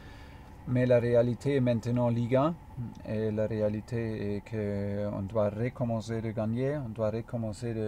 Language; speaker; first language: French; non-native, fluent; German